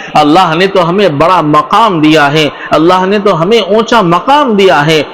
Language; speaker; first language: Urdu; native; Urdu